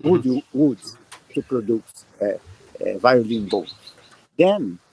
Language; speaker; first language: English; non-native, learner; Portuguese